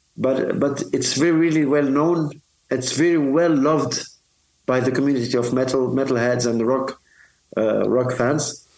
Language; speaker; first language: English; non-native, fluent; Arabic